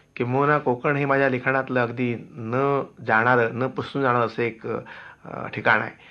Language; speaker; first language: Marathi; native; Marathi